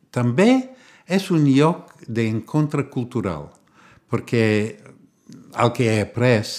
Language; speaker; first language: Catalan; non-native, learner; English